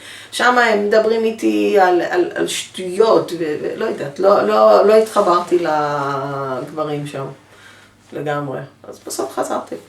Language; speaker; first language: Hebrew; early bilingual, other home language; English